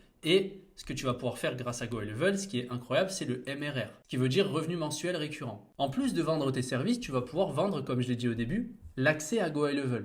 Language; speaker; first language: French; native; French